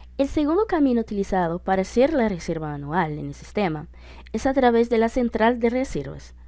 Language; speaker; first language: Spanish; non-native, fluent; Portuguese